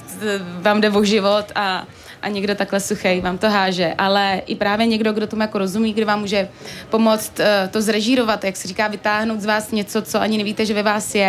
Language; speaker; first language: Czech; native; Czech